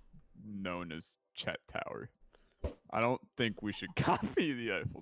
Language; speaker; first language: English; native; English